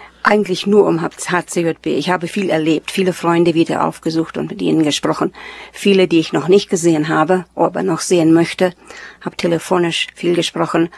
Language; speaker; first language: German; early bilingual, heritage; German